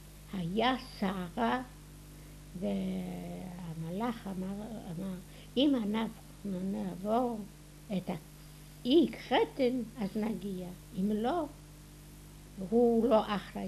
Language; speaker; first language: Hebrew; non-native, fluent; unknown